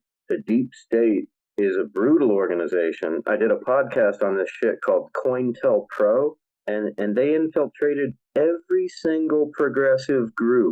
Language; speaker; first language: English; native; English